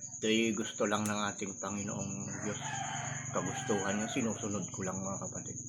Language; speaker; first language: Filipino; non-native, local second language; Iloko